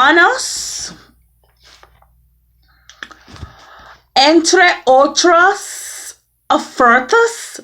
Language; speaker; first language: Spanish; non-native, learner; English